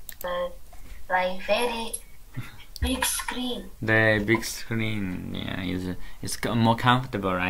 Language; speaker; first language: English; non-native, learner; Chinese